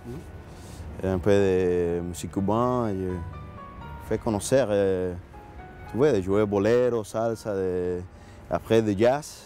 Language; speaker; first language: French; non-native, learner; Spanish